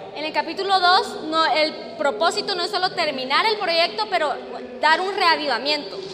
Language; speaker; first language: Spanish; non-native, fluent; English